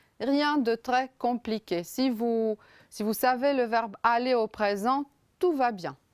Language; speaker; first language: French; non-native, fluent; Romanian